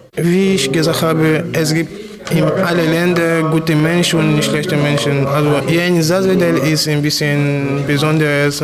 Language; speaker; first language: German; non-native, learner; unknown